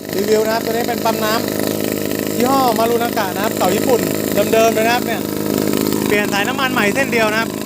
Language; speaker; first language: Thai; native; Thai